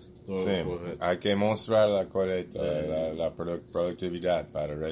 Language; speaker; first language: Portuguese; non-native, fluent; English